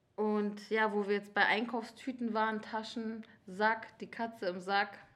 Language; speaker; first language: German; early bilingual, other home language; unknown